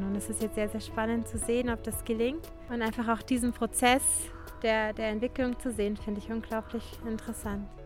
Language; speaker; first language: German; native; German